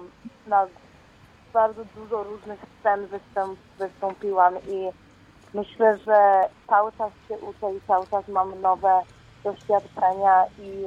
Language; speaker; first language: Polish; early bilingual, heritage; Polish